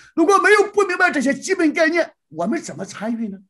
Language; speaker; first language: Chinese; native; Chinese